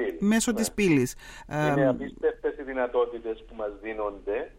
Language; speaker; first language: Greek; native; Greek